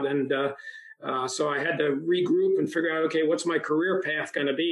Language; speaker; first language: English; early bilingual, other home language; Italian